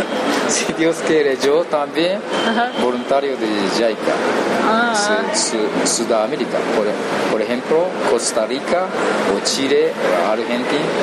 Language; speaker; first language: Spanish; non-native, learner; Japanese